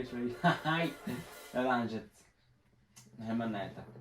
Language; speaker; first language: Arabic; native; Arabic